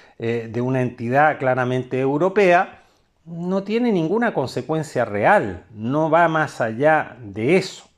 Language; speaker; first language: Spanish; native; Spanish